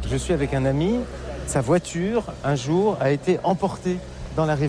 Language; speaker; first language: French; native; French